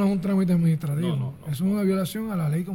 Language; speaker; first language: Spanish; native; Spanish